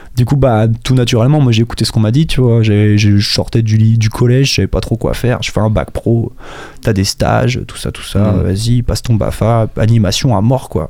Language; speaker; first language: French; native; French